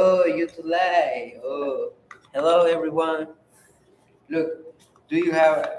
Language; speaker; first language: English; non-native, learner; Spanish